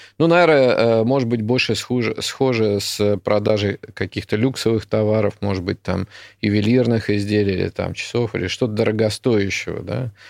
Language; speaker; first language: Russian; native; Russian